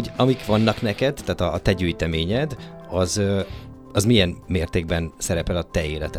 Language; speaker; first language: Hungarian; native; Hungarian